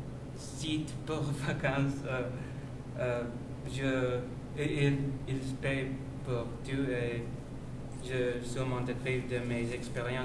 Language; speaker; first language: French; non-native, learner; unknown